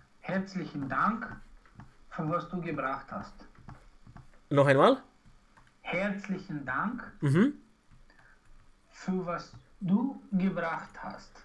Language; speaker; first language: German; non-native, learner; Romanian